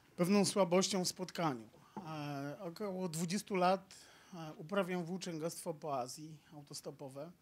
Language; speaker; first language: Polish; native; Polish